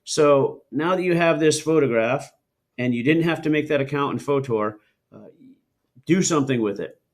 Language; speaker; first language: English; native; English